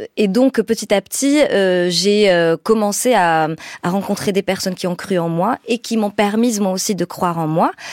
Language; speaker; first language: French; non-native, local second language; Arabic